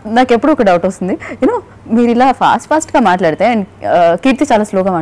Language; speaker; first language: Telugu; native; Telugu